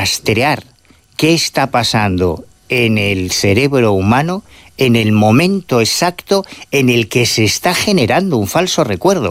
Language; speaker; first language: Spanish; native; Spanish